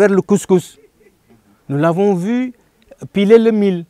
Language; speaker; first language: French; non-native, local second language; Wolof